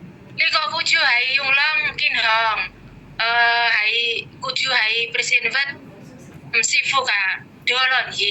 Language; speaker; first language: Cantonese; non-native, learner; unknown